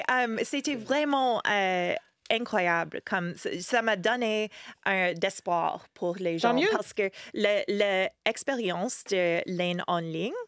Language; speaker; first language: French; non-native, fluent; English